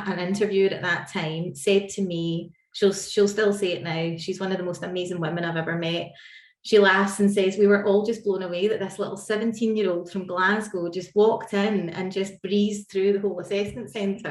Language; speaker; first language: English; native; English